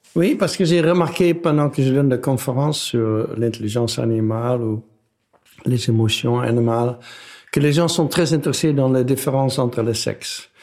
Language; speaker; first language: French; non-native, fluent; Dutch